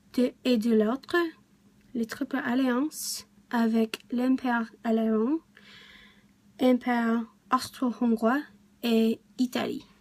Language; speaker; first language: French; non-native, learner; English